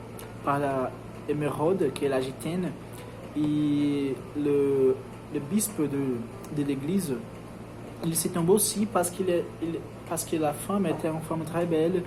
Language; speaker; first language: French; non-native, learner; Portuguese